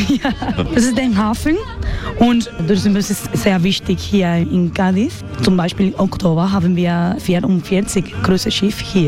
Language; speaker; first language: German; non-native, fluent; Spanish